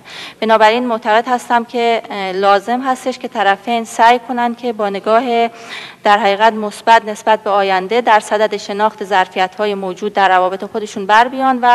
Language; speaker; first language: Persian; native; Persian